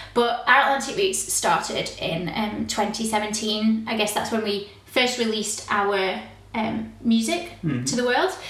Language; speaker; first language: English; native; English